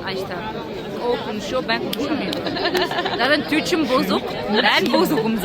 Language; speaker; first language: Turkish; non-native, fluent; Albanian